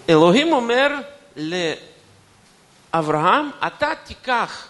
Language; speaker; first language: Hebrew; non-native, fluent; Russian